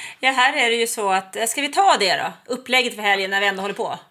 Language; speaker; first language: Swedish; native; Swedish